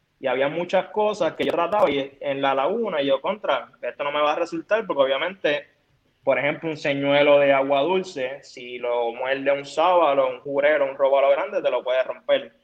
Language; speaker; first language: Spanish; native; Spanish